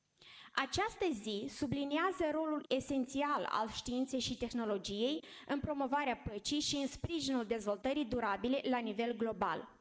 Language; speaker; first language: Romanian; native; Romanian